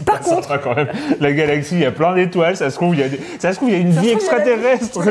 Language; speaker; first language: French; native; French